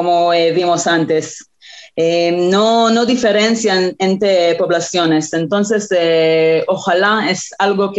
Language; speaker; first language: Spanish; non-native, fluent; Hebrew